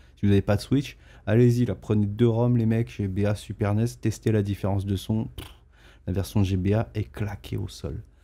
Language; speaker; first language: French; native; French